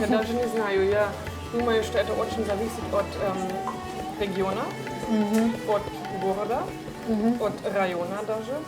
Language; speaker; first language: Russian; non-native, learner; German